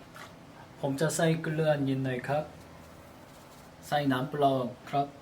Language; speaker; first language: Thai; non-native, learner; Korean